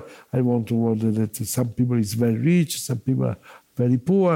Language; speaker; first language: English; non-native, learner; Italian